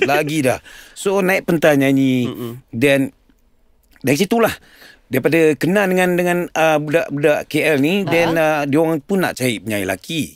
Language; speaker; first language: Malay; non-native, local second language; Chinese